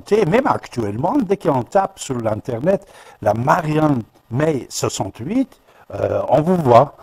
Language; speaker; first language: French; non-native, fluent; Persian